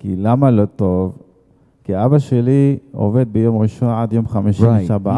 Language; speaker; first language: Hebrew; non-native, fluent; Arabic